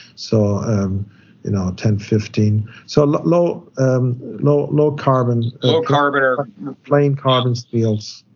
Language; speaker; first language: English; non-native, fluent; German